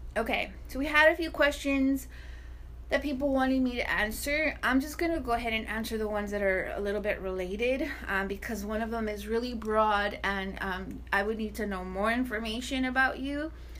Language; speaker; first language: English; early bilingual, other home language; Spanish